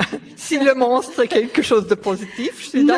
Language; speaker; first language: French; non-native, fluent; German